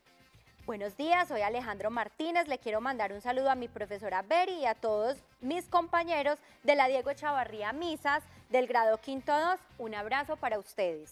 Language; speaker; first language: Spanish; native; Spanish